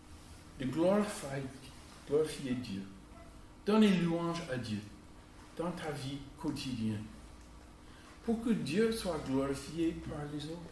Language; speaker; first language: French; non-native, fluent; English